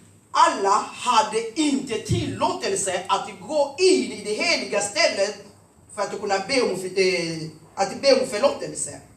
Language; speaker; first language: Swedish; non-native, fluent; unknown